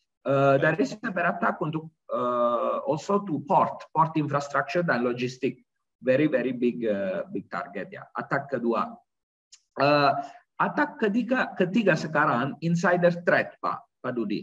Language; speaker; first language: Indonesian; non-native, learner; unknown